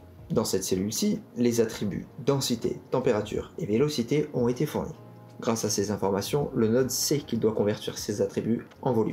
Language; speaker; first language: French; native; French